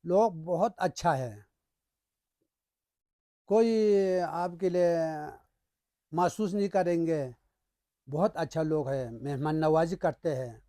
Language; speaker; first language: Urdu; non-native, local second language; Balti